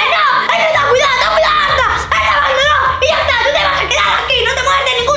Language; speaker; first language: Spanish; native; Spanish